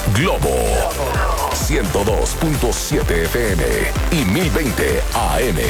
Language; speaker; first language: Spanish; native; Spanish